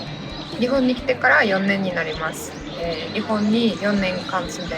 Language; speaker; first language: Japanese; non-native, fluent; Russian